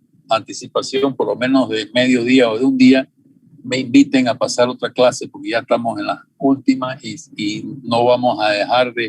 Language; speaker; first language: Spanish; native; Spanish